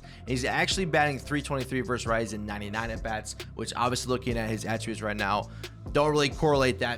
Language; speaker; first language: English; native; English